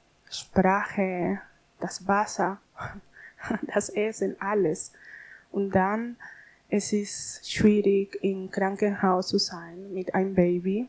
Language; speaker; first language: German; non-native, learner; Spanish